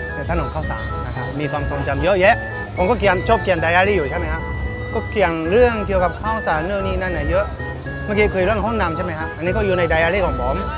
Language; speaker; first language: Thai; non-native, fluent; Japanese